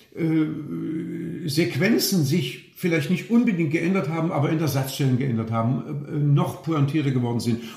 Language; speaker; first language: German; native; German